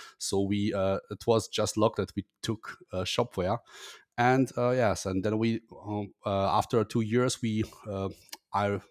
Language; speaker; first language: English; non-native, fluent; German